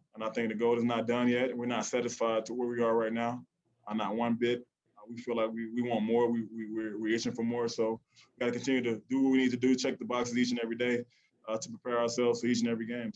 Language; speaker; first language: English; native; English